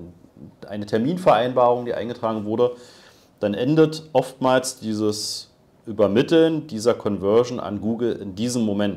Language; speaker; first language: German; native; German